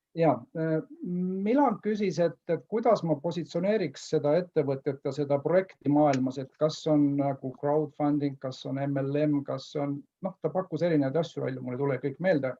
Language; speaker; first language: Estonian; native; Estonian